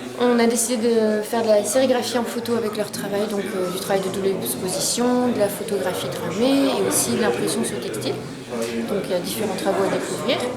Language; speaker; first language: French; native; French